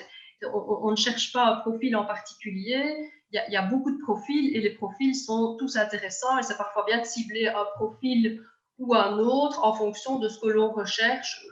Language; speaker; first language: French; native; French